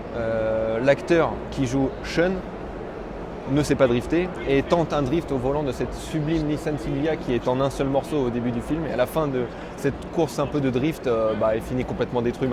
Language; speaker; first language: French; native; French